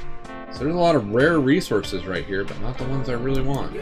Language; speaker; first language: English; native; English